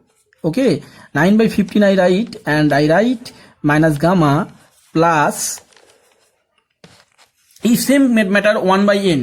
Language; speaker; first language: English; non-native, local second language; Bangla